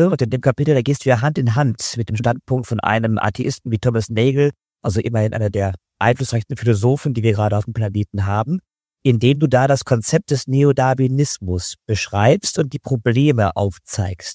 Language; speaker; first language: German; native; German